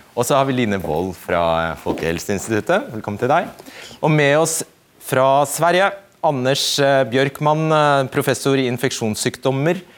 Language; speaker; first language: Norwegian; native; Norwegian